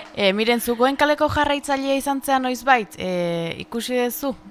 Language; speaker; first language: Basque; native; Basque